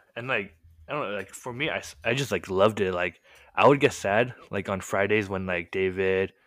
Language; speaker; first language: English; early bilingual, other home language; Korean